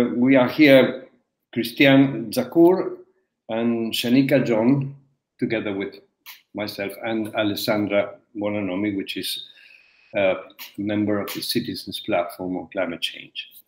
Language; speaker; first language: English; non-native, fluent; Spanish